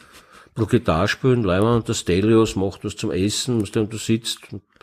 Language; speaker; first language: German; native; German